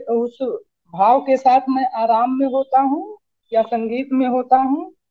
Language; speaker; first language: Hindi; native; Hindi